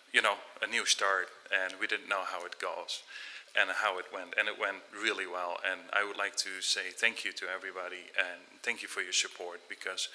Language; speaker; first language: English; non-native, fluent; Dutch